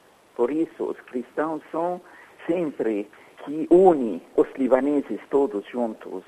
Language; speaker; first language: Portuguese; non-native, fluent; Arabic